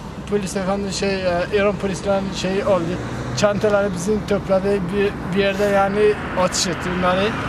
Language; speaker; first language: Turkish; non-native, learner; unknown